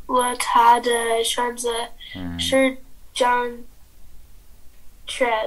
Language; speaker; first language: Chinese; non-native, learner; English